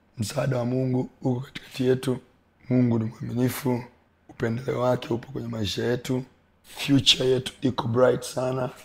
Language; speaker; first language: Swahili; native; Swahili